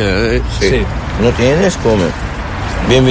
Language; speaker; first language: Spanish; non-native, learner; Arabic